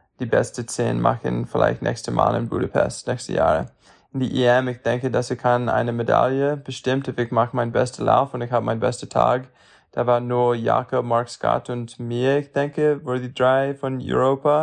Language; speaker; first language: German; non-native, learner; English